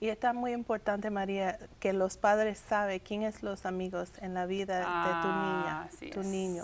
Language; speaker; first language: Spanish; early bilingual, heritage; English